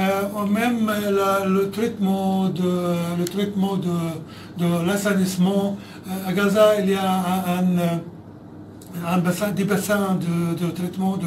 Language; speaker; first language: French; non-native, fluent; Arabic